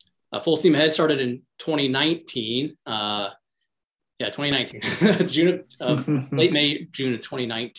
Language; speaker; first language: English; native; English